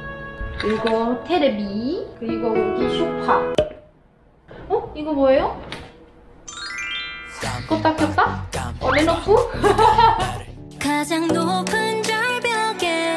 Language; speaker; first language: Korean; non-native, learner; Chinese